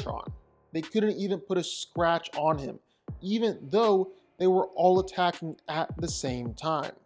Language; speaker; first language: English; native; English